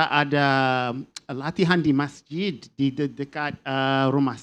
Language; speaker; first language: Indonesian; non-native, learner; English